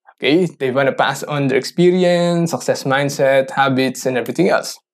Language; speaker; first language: English; non-native, local second language; Filipino